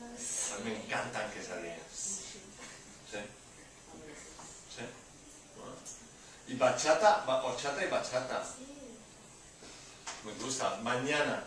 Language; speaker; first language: Spanish; non-native, fluent; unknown